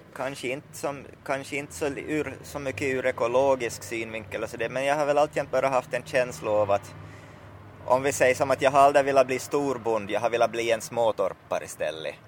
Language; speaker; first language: Swedish; native; Swedish